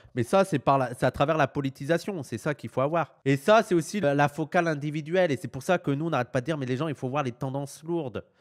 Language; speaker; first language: French; native; French